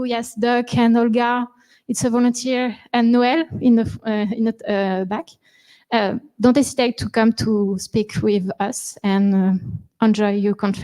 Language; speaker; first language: English; non-native, learner; French